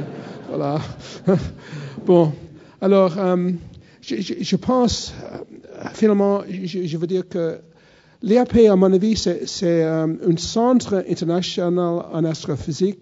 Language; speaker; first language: French; non-native, fluent; English